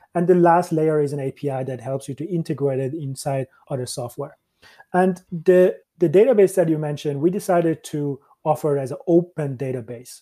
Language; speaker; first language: English; early bilingual, other home language; Persian